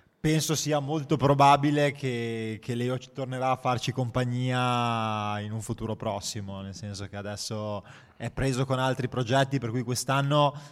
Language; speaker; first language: Italian; native; Italian